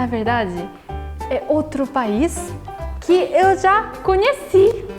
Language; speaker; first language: Portuguese; non-native, fluent; Korean